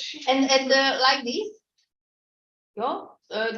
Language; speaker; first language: English; non-native, learner; Slovak